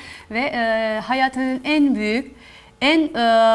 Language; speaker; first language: Turkish; non-native, fluent; Albanian